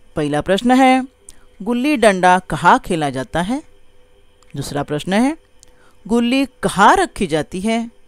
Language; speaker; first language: Hindi; non-native, local second language; Marathi